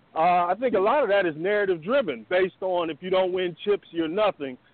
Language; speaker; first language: English; native; English